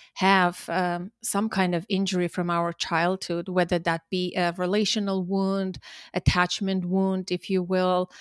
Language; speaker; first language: English; early bilingual, other home language; Armenian